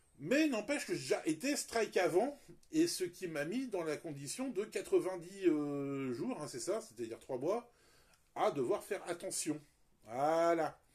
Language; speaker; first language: French; native; French